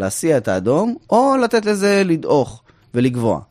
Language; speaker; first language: Hebrew; native; Hebrew